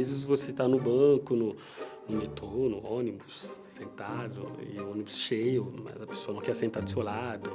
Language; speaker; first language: Portuguese; non-native, fluent; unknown